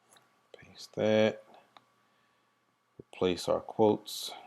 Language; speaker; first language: English; native; English